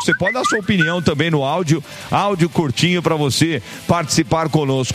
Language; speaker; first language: Portuguese; native; Portuguese